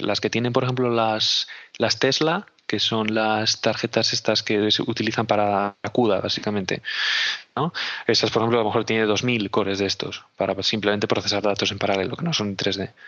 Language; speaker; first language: Spanish; native; Spanish